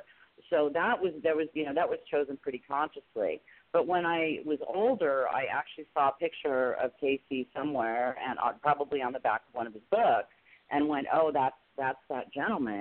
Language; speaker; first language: English; native; English